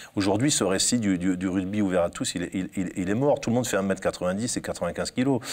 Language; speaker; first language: French; native; French